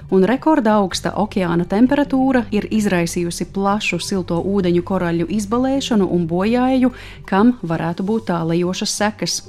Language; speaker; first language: Latvian; native; Latvian